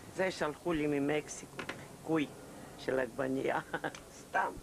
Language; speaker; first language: Hebrew; non-native, fluent; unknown